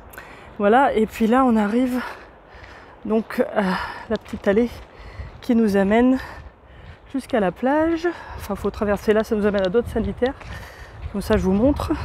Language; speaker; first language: French; native; French